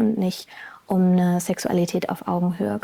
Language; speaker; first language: German; native; German